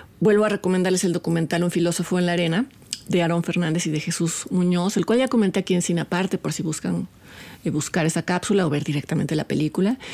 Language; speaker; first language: Spanish; native; Spanish